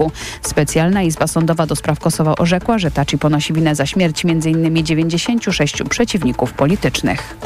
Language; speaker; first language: Polish; native; Polish